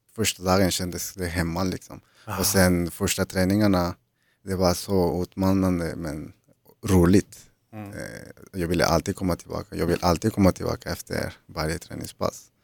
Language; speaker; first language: Swedish; non-native, fluent; Spanish